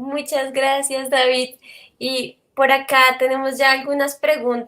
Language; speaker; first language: Spanish; native; Spanish